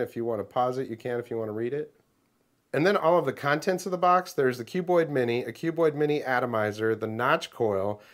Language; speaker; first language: English; native; English